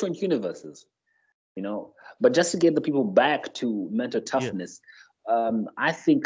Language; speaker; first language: English; non-native, local second language; Ganda